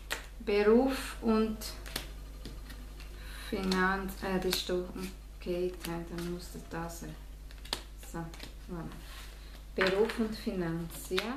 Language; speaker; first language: German; non-native, fluent; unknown